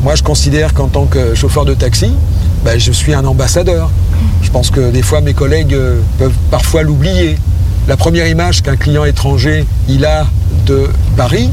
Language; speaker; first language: French; native; French